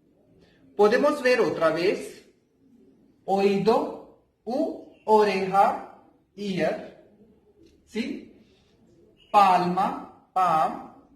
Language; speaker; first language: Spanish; non-native, fluent; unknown